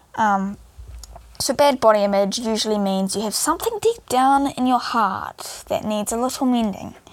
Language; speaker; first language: English; native; English